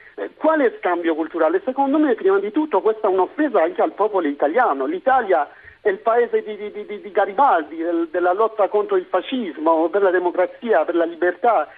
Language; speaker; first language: Italian; non-native, fluent; Persian